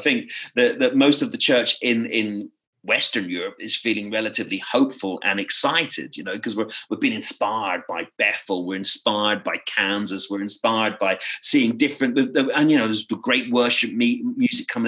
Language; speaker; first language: English; native; English